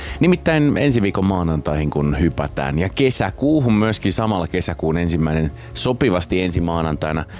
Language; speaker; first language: Finnish; native; Finnish